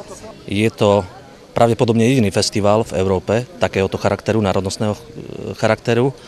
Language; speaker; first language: Slovak; native; Slovak